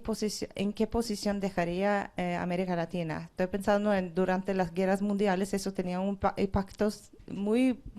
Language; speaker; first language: Spanish; non-native, fluent; Norwegian